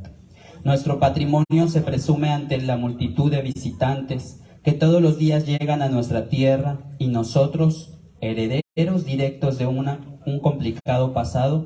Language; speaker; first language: Spanish; native; Spanish